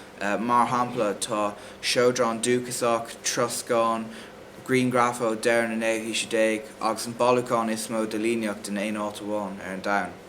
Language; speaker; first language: Irish; non-native, local second language; English